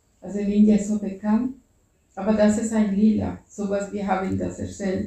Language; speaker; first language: German; non-native, fluent; Spanish